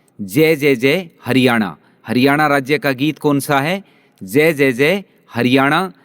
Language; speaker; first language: Hindi; native; Hindi